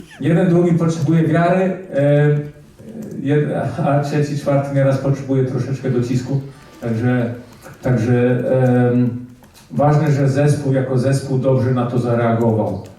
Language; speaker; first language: Polish; early bilingual, heritage; Polish